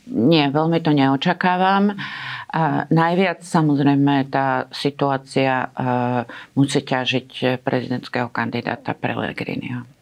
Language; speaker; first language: Slovak; native; Slovak